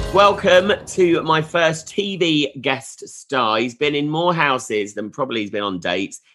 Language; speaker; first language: English; native; English